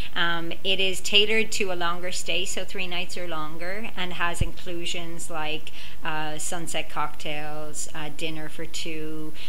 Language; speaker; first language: English; native; English